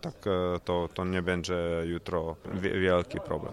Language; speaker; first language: Polish; non-native, learner; Croatian